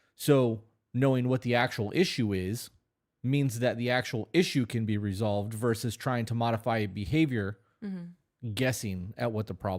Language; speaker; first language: English; native; English